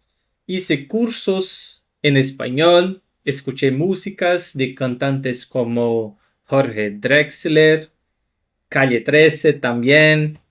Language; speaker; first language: Spanish; non-native, fluent; Portuguese